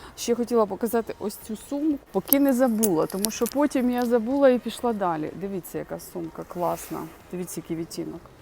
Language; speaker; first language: Ukrainian; non-native, local second language; Russian